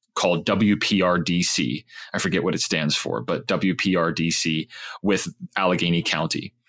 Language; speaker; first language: English; native; English